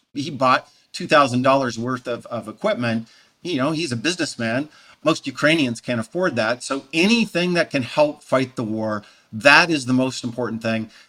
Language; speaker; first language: English; native; English